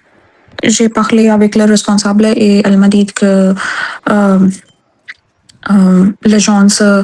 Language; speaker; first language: French; non-native, learner; Hindi